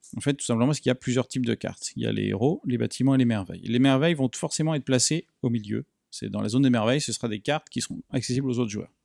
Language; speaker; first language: French; native; French